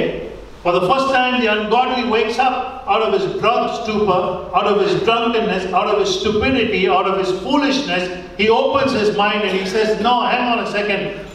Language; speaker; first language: English; non-native, local second language; Tamil